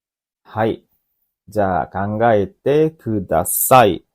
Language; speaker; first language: Japanese; non-native, fluent; Indonesian